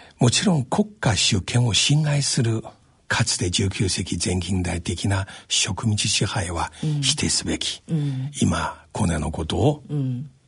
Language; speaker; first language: Japanese; non-native, fluent; Chinese